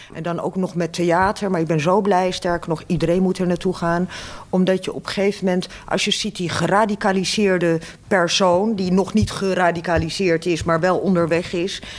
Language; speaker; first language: Dutch; early bilingual, other home language; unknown